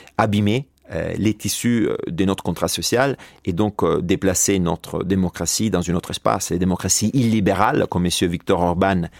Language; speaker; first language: French; non-native, fluent; Italian